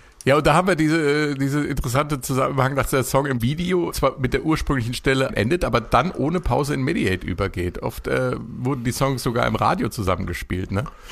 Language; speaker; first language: German; native; German